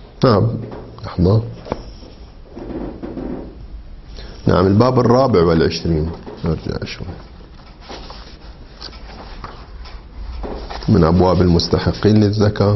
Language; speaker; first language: Arabic; native; Arabic